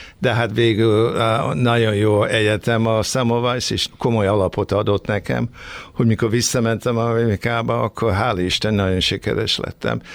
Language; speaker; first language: Hungarian; early bilingual, heritage; Hungarian